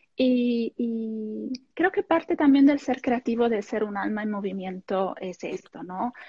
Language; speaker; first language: Spanish; non-native, fluent; Italian